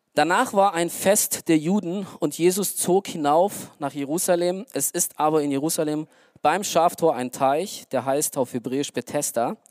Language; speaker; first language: German; early bilingual, other home language; Romanian